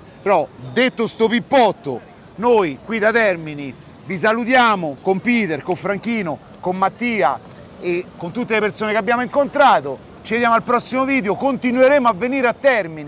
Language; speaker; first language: Italian; native; Italian